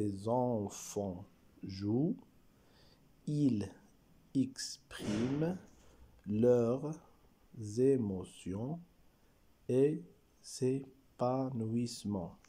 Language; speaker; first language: French; non-native, local second language; Arabic